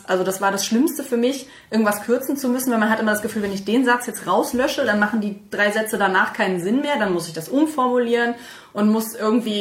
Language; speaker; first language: German; native; German